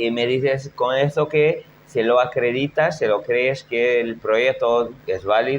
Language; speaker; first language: Spanish; non-native, fluent; Portuguese